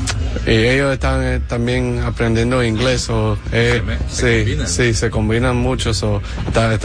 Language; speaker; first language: Spanish; early bilingual, heritage; English